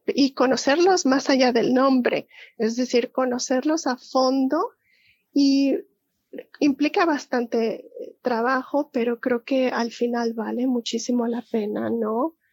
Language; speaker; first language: Spanish; native; Spanish